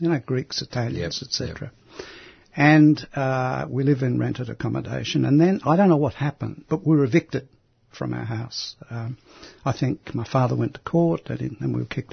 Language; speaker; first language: English; non-native, local second language; Greek